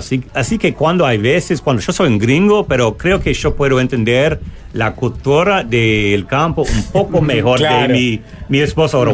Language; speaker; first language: Spanish; non-native, learner; English